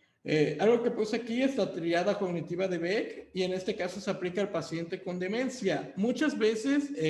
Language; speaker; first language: Spanish; native; Spanish